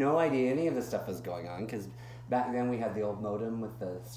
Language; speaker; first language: English; native; English